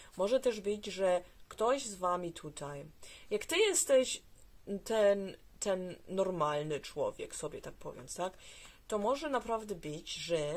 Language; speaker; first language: Polish; early bilingual, heritage; Polish